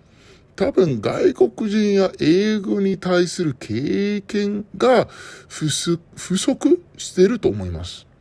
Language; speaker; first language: Japanese; non-native, learner; Arabic